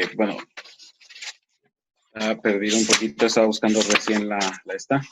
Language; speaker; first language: Spanish; non-native, learner; English